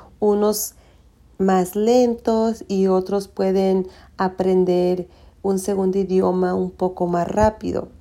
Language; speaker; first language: Spanish; early bilingual, heritage; Spanish